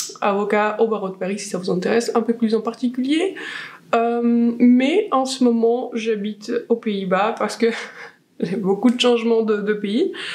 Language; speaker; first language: French; non-native, fluent; Russian